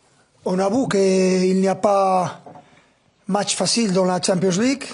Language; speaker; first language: French; non-native, fluent; Spanish